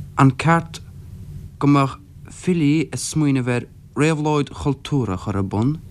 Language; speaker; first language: Irish; non-native, local second language; English